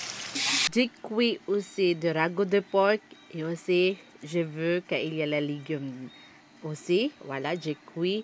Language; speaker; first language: French; non-native, learner; Filipino